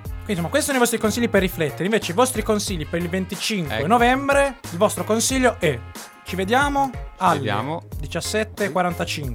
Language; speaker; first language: Italian; native; Italian